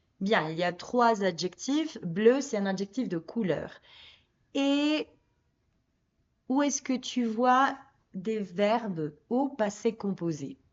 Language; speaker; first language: French; non-native, fluent; Spanish